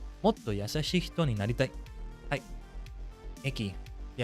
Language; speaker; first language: Japanese; non-native, learner; English